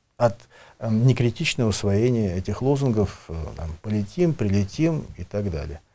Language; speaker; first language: Russian; native; Russian